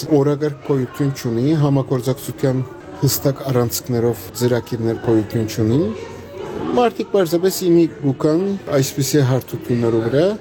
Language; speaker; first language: Armenian; native; Armenian